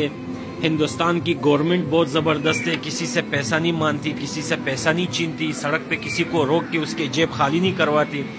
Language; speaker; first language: Hindi; non-native, fluent; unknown